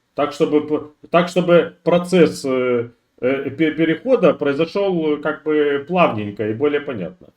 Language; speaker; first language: Russian; native; Russian